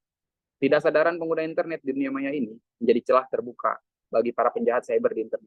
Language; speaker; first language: Indonesian; native; Indonesian